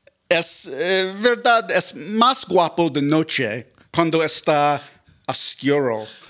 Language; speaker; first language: Spanish; non-native, learner; English